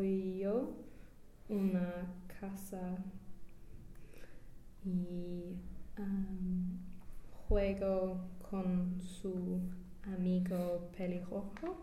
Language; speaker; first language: Spanish; non-native, learner; English